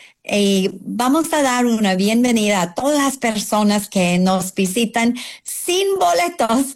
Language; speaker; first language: Spanish; non-native, fluent; English